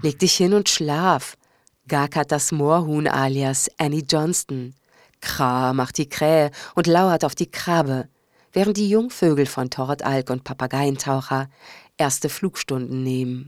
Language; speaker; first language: German; native; German